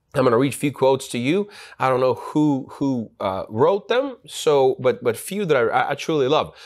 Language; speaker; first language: English; non-native, fluent; Ukrainian